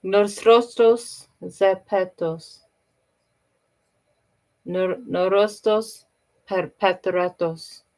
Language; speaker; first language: Spanish; non-native, learner; English